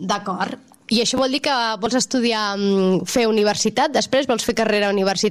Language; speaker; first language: Catalan; native; Catalan